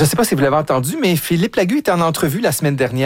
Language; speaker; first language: French; native; French